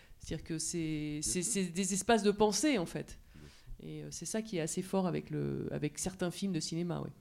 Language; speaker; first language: French; native; French